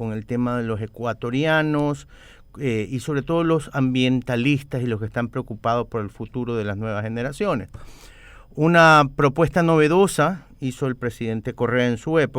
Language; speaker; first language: Spanish; native; Spanish